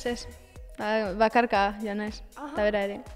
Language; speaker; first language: Basque; non-native, local second language; Spanish